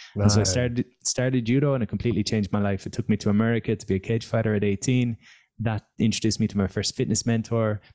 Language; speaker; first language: English; native; English